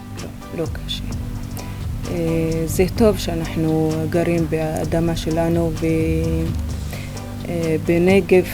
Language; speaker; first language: Hebrew; non-native, local second language; Arabic